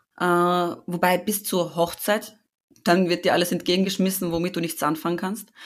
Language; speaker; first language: German; early bilingual, other home language; Albanian